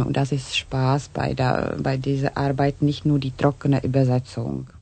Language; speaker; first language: German; non-native, fluent; Czech